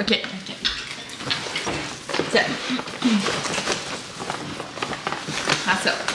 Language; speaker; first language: French; native; French